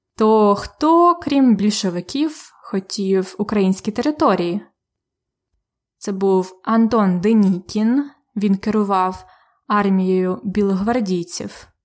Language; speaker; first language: Ukrainian; native; Ukrainian